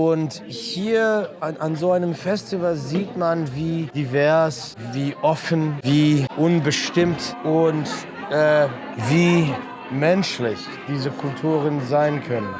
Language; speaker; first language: German; non-native, fluent; English